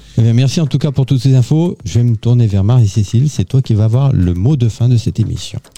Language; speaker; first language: French; native; French